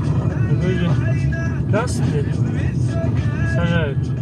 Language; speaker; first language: Russian; non-native, learner; Kyrgyz